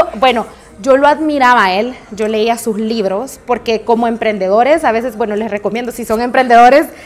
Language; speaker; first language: Spanish; native; Spanish